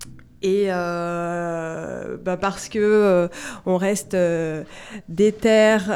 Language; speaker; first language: French; native; French